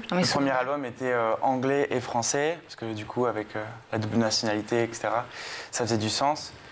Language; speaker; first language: French; native; French